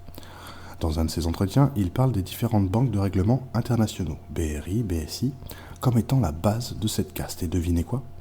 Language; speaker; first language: French; native; French